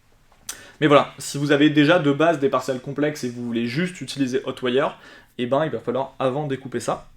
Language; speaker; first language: French; native; French